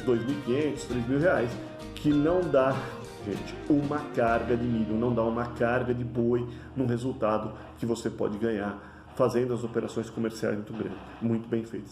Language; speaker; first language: Portuguese; native; Portuguese